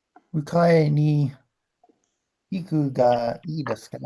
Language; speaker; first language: Japanese; non-native, learner; English